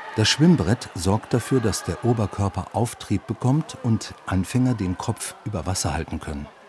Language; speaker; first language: German; native; German